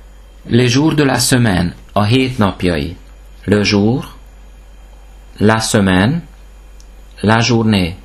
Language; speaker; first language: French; non-native, fluent; Hungarian